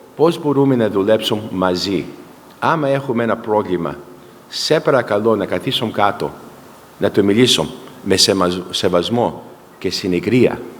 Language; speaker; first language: Greek; early bilingual, heritage; Greek